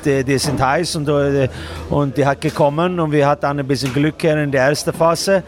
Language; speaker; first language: German; non-native, learner; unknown